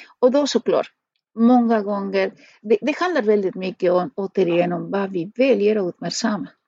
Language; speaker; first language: Swedish; non-native, fluent; Spanish